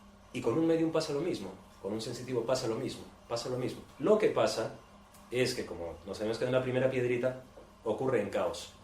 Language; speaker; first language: Spanish; native; Spanish